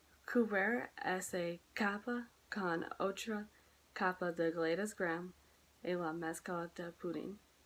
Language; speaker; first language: Spanish; non-native, learner; English